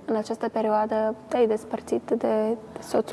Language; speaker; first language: Romanian; native; Romanian